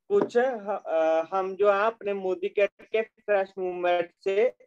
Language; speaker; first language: Hindi; native; Hindi